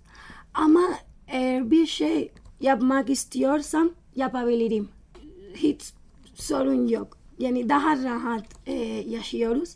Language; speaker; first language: Turkish; non-native, learner; Spanish